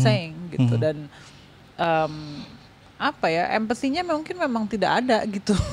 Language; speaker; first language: Indonesian; native; Indonesian